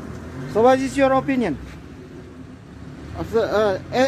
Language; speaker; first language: English; non-native, learner; Indonesian